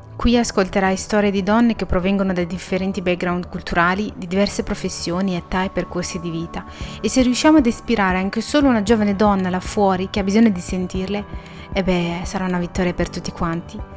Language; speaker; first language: Italian; native; Italian